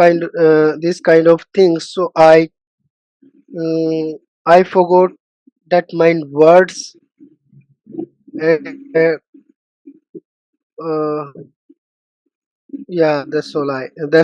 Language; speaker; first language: English; non-native, learner; Hindi